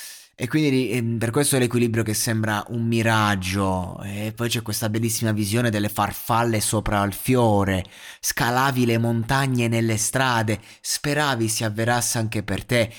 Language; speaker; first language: Italian; native; Italian